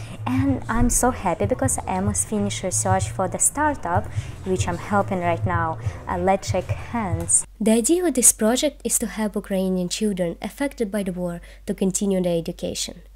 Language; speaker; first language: English; non-native, fluent; Russian